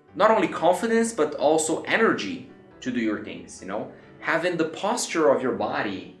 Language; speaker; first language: English; non-native, fluent; Portuguese